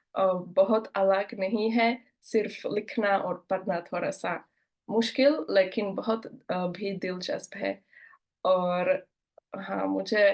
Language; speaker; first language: Hindi; non-native, learner; Slovak